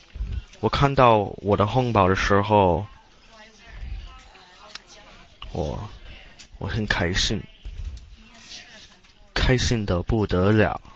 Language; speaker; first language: Chinese; non-native, learner; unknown